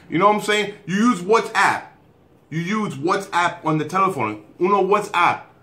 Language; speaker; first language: English; native; English